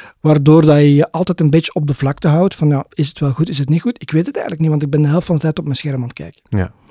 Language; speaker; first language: Dutch; native; Dutch